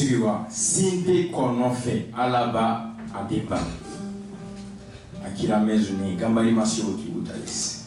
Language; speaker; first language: Japanese; non-native, fluent; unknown